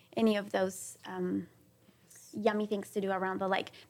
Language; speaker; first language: English; non-native, fluent; Spanish